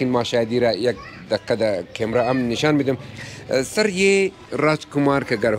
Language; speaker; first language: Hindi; non-native, local second language; Persian